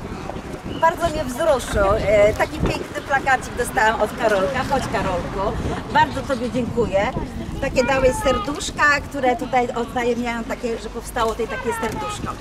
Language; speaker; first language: Polish; native; Polish